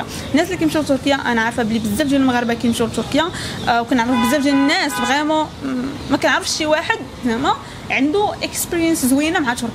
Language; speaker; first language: Arabic; native; Arabic